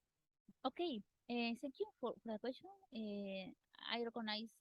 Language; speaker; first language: English; non-native, learner; Spanish